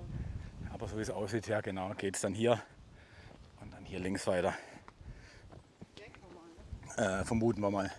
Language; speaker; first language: German; native; German